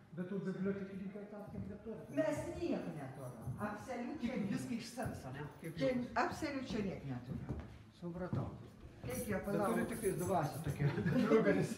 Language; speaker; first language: Lithuanian; native; Lithuanian